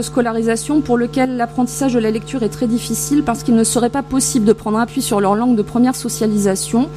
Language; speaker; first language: French; native; French